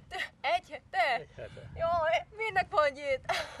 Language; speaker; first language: Hungarian; non-native, learner; Korean